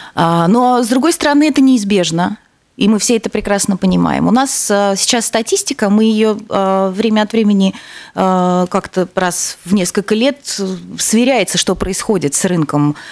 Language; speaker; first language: Russian; native; Russian